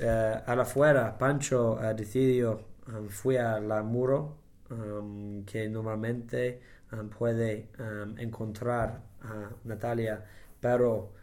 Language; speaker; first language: Spanish; non-native, learner; English